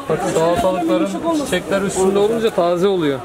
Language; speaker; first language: Turkish; native; Turkish